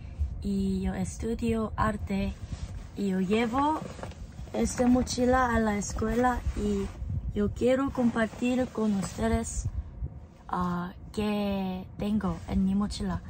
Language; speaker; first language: Spanish; non-native, learner; English